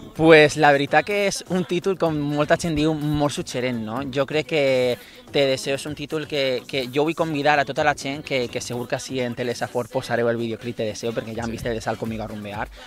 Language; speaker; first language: Catalan; native; Catalan